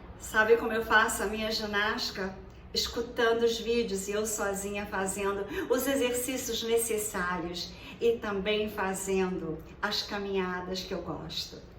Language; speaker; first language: Portuguese; native; Portuguese